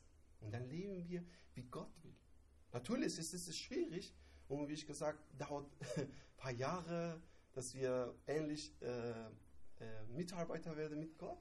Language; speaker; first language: German; non-native, learner; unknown